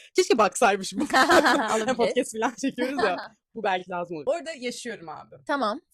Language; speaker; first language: Turkish; native; Turkish